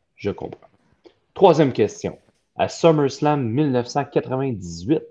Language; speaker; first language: French; native; French